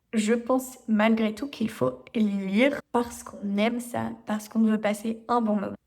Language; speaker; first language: French; native; French